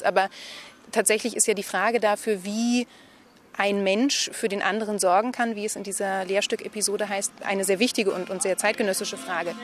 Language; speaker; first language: German; native; German